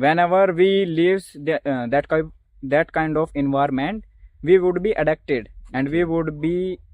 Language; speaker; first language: English; non-native, learner; Hindi